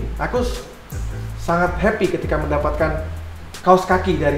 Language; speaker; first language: Indonesian; native; Indonesian